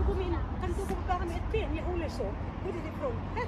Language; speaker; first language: Swedish; non-native, fluent; Filipino